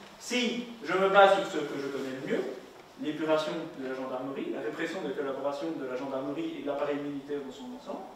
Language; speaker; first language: French; native; French